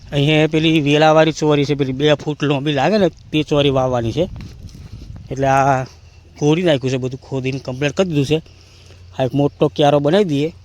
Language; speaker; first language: Gujarati; non-native, local second language; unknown